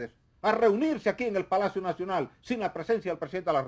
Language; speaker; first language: Spanish; native; Spanish